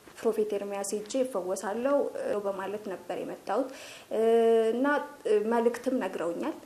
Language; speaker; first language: Amharic; native; Amharic